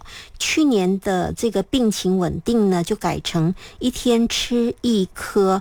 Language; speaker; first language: Chinese; native; Chinese